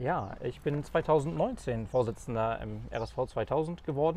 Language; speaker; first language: German; native; German